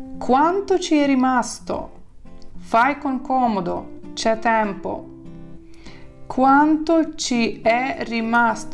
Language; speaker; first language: Italian; non-native, fluent; Ukrainian